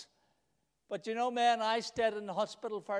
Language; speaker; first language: English; native; English